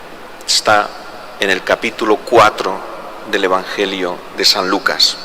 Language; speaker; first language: Spanish; native; Spanish